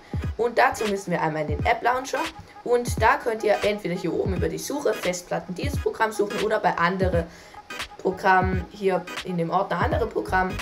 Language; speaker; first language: German; native; German